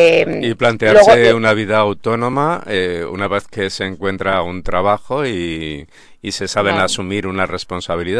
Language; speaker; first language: Spanish; native; Spanish